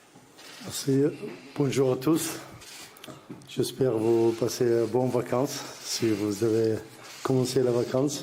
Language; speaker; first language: French; non-native, learner; Arabic